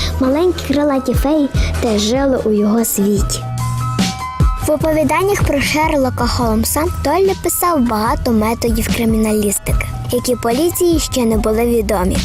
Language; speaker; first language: Ukrainian; native; Ukrainian